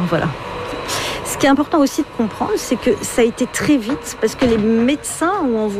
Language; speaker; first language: French; native; French